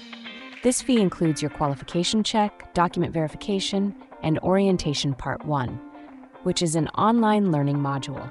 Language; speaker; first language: English; non-native, local second language; Punjabi